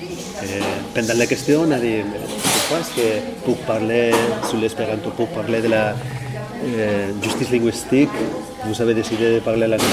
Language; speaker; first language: French; non-native, fluent; Catalan